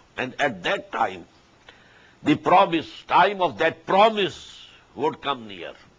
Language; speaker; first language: English; non-native, local second language; Urdu